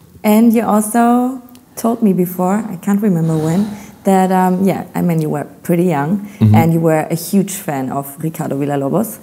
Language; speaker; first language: English; non-native, fluent; German